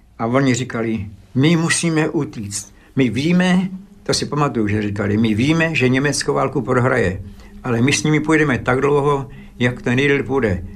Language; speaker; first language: Czech; early bilingual, other home language; Slovak